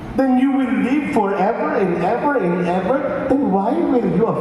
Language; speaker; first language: English; non-native, local second language; Filipino